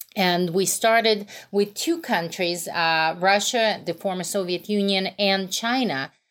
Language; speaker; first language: English; non-native, fluent; Russian